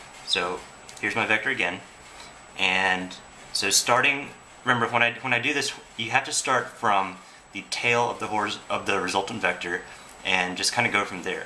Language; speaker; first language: English; native; English